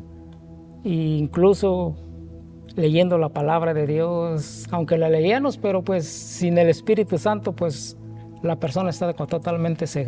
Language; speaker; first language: Spanish; native; Spanish